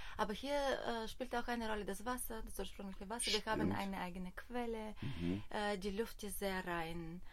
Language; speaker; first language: German; non-native, fluent; Bulgarian